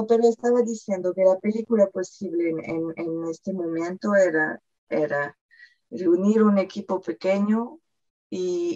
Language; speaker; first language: Spanish; non-native, fluent; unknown